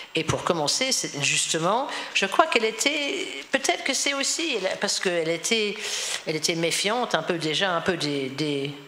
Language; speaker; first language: French; non-native, fluent; English